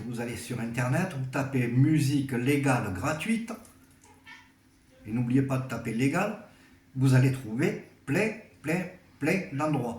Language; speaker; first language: French; native; French